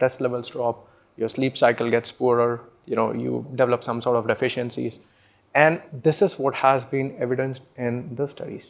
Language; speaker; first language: English; non-native, local second language; Hindi